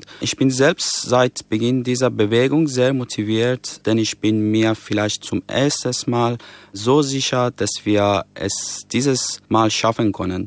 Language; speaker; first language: German; non-native, fluent; Persian